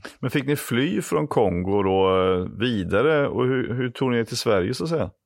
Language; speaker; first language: Swedish; native; Swedish